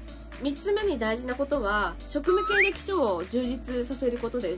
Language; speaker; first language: Japanese; native; Japanese